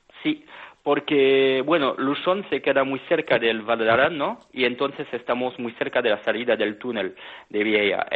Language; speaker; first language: Spanish; non-native, fluent; French